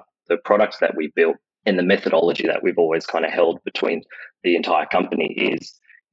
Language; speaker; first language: English; native; English